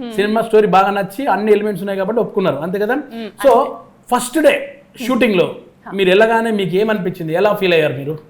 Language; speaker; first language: Telugu; native; Telugu